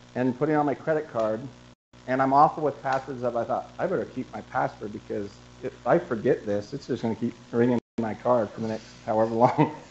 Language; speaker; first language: English; native; English